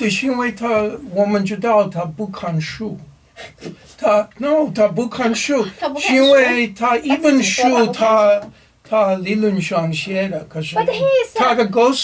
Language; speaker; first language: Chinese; non-native, learner; English